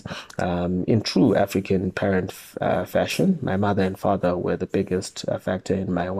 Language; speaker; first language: English; non-native, local second language; North Ndebele